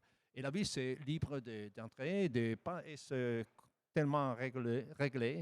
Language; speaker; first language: French; non-native, fluent; Italian